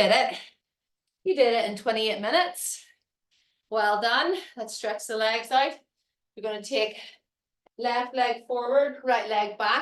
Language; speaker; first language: English; native; English